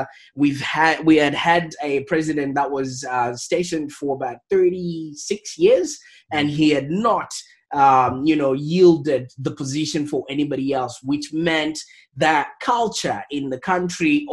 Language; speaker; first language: English; non-native, local second language; Shona